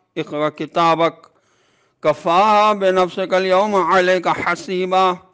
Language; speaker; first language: Arabic; non-native, fluent; Urdu